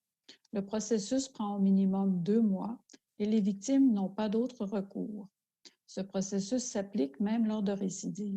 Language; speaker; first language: French; native; French